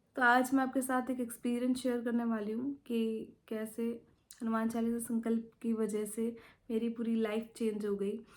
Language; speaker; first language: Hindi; native; Hindi